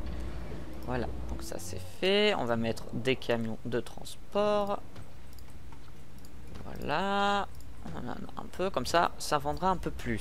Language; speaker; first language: French; native; French